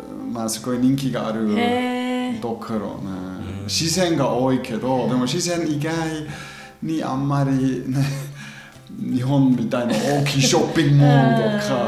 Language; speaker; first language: Japanese; non-native, fluent; German